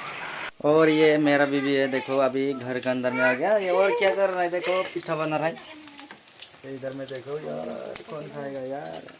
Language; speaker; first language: Hindi; non-native, local second language; Bodo